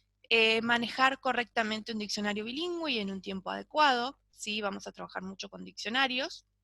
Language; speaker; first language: Spanish; native; Spanish